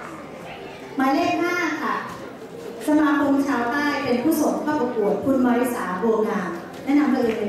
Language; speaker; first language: Thai; native; Thai